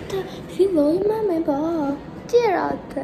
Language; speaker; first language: Albanian; early bilingual, heritage; Albanian